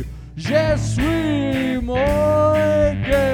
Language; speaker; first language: French; non-native, learner; English